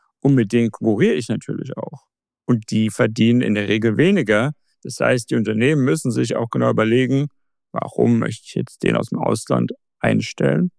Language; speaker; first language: German; native; German